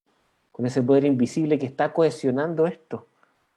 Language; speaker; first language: Spanish; native; Spanish